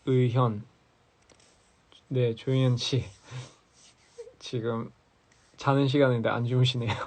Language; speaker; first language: Korean; early bilingual, heritage; English